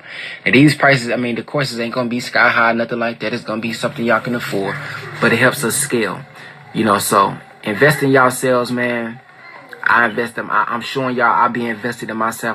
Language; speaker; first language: English; native; English